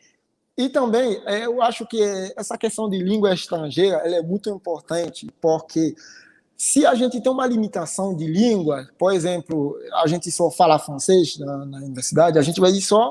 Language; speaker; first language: Portuguese; non-native, fluent; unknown